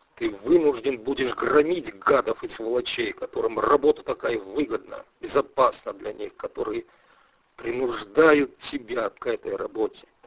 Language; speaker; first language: Russian; native; Russian